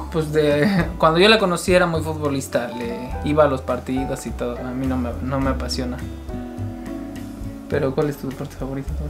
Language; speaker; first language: Spanish; native; Spanish